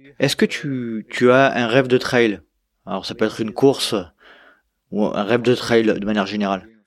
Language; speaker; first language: French; native; French